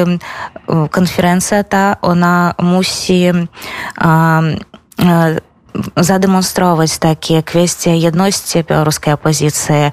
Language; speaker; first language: Polish; non-native, fluent; Belarusian